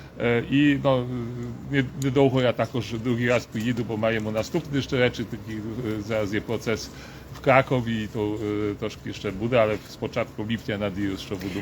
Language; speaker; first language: Ukrainian; non-native, learner; Polish